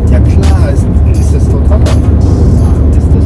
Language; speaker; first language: German; native; German